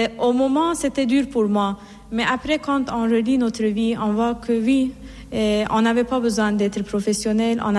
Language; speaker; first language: French; non-native, fluent; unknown